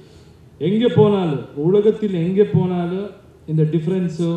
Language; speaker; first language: Tamil; non-native, learner; Kannada